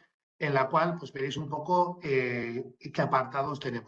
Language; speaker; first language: Spanish; native; Spanish